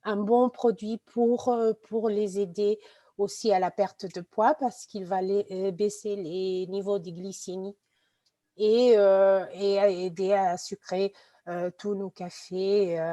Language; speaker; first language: French; non-native, fluent; Portuguese